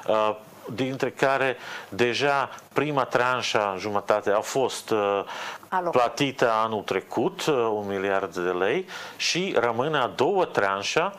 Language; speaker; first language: Romanian; non-native, fluent; Slovak